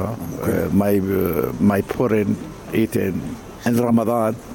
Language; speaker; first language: Dutch; non-native, learner; Arabic